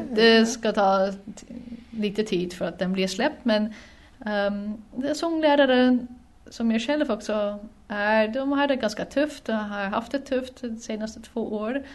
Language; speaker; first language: Swedish; non-native, fluent; Dutch